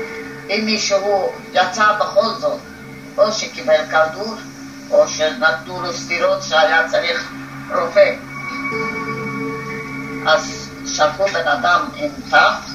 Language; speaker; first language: Hebrew; non-native, fluent; Hungarian